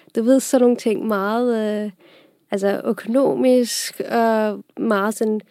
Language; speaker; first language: Danish; non-native, fluent; Urdu